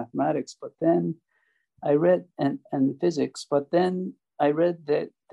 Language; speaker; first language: English; non-native, fluent; Japanese